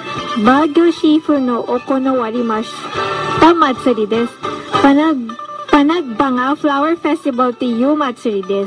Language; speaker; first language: Japanese; non-native, learner; Filipino